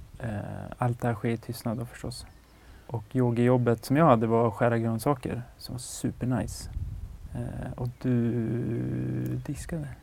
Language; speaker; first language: Swedish; native; Swedish